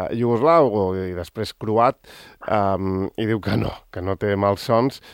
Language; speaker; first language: Catalan; native; Catalan